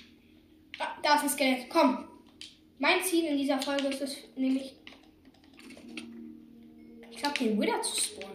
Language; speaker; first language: German; native; German